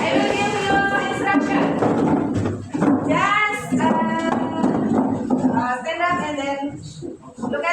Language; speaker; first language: English; non-native, learner; Indonesian